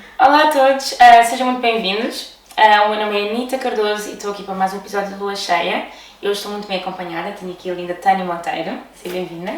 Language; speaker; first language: Portuguese; early bilingual, other home language; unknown